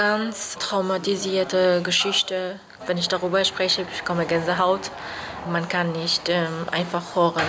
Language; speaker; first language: German; non-native, learner; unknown